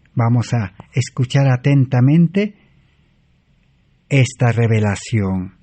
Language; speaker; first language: Spanish; native; Spanish